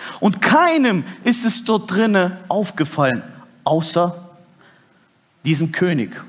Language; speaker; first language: German; early bilingual, other home language; Turkish